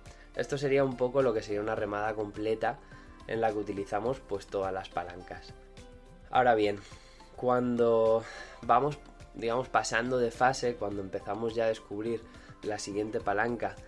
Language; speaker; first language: Spanish; native; Spanish